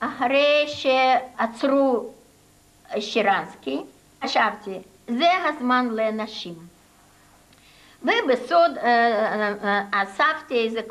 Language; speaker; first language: Hebrew; non-native, fluent; Russian